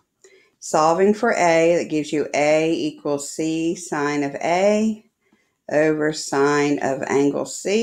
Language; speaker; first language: English; native; English